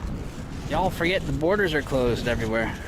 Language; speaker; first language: English; native; English